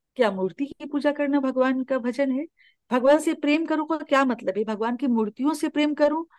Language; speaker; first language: Hindi; native; Hindi